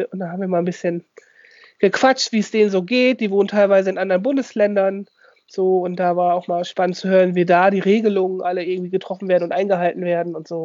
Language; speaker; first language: German; native; German